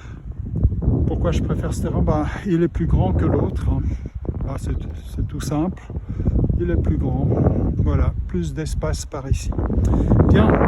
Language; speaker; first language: French; native; French